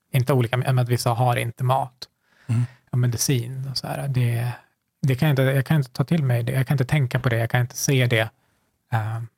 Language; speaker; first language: Swedish; early bilingual, other home language; Kurdish